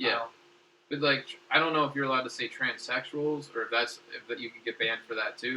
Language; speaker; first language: English; native; English